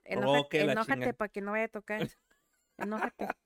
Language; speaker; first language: Spanish; native; Spanish